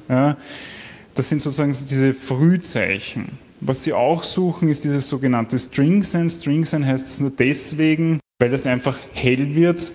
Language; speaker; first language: German; native; German